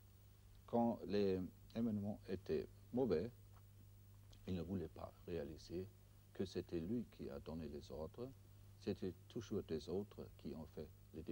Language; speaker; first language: French; non-native, fluent; German